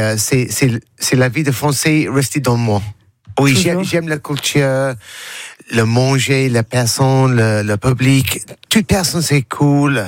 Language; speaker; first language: French; non-native, learner; English